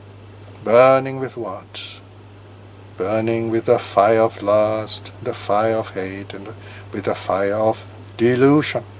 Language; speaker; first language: English; native; English